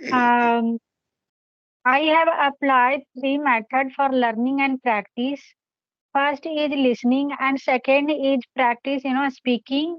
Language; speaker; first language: English; non-native, learner; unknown